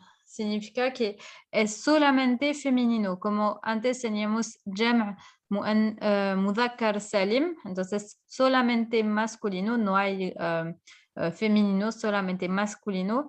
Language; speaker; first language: Spanish; non-native, fluent; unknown